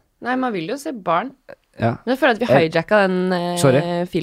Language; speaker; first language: Norwegian; native; Norwegian